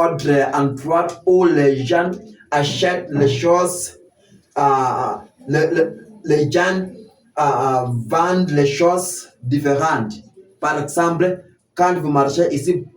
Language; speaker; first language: French; non-native, fluent; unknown